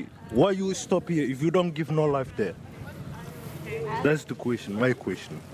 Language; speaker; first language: English; non-native, learner; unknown